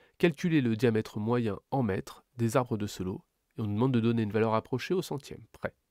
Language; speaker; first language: French; native; French